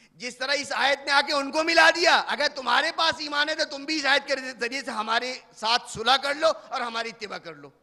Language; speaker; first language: Urdu; native; Urdu